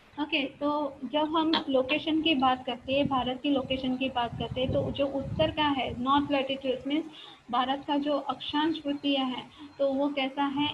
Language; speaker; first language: Hindi; non-native, local second language; Marathi